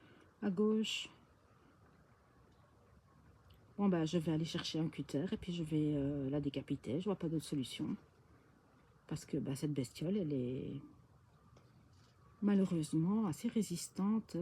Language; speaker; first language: French; native; French